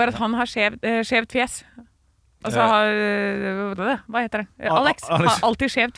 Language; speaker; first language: Norwegian; native; Norwegian